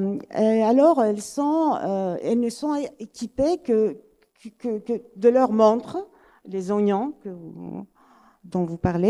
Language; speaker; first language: French; non-native, fluent; Greek